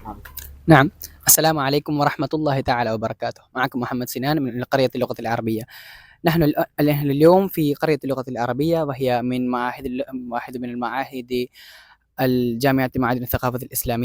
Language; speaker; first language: Arabic; non-native, fluent; Malayalam